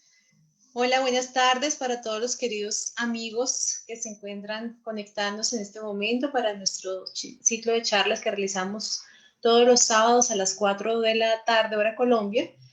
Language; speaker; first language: Spanish; native; Spanish